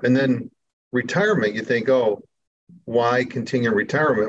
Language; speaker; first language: English; native; English